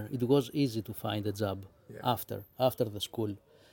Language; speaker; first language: English; non-native, learner; Greek